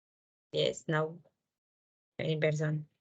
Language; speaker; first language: English; non-native, learner; Spanish